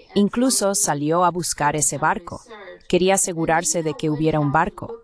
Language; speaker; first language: Spanish; non-native, fluent; Chinese